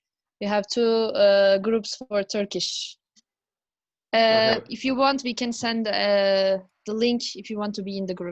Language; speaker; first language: English; non-native, fluent; Turkish